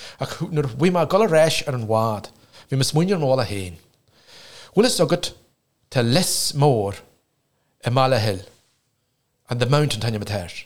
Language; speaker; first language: Irish; non-native, local second language; English